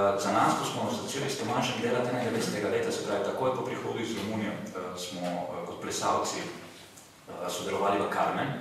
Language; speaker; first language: Slovenian; non-native, fluent; Romanian